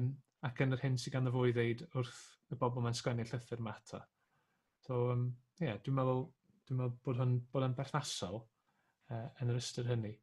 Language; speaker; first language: Welsh; native; Welsh